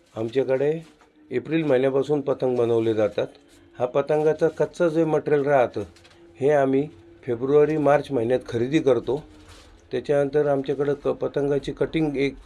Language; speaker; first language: Marathi; non-native, local second language; Gujarati